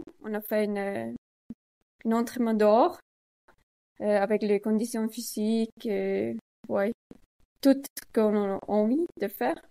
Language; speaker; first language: French; non-native, learner; Swiss German